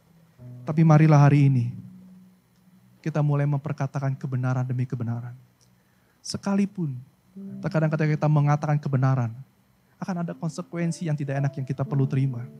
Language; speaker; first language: Indonesian; native; Indonesian